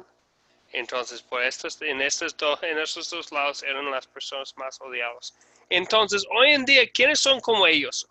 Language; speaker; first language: Spanish; non-native, fluent; English